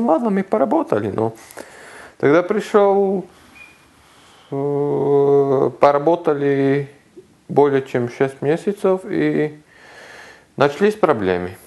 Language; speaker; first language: Russian; non-native, local second language; Lithuanian